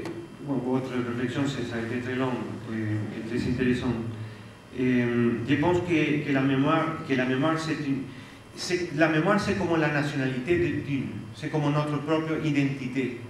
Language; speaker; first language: French; non-native, fluent; Spanish